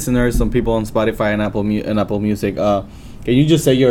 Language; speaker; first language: English; non-native, fluent; Spanish